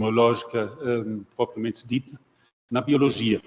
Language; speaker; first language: Portuguese; non-native, fluent; German